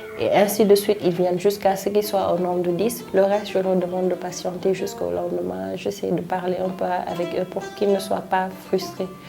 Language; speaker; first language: French; non-native, local second language; Wolof